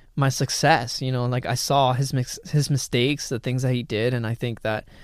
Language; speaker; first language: English; early bilingual, other home language; Spanish